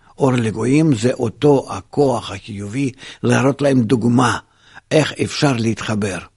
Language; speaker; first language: Hebrew; non-native, fluent; Russian